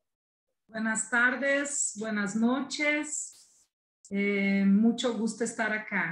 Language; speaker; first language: Spanish; non-native, learner; Portuguese